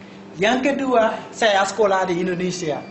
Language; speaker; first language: Indonesian; non-native, learner; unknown